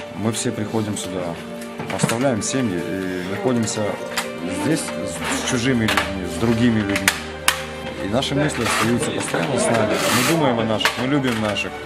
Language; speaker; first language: Russian; native; Russian